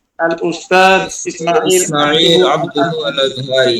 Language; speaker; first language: Arabic; non-native, learner; Bangla